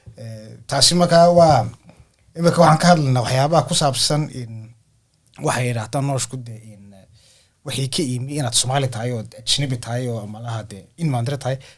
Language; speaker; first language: Somali; early bilingual, heritage; Somali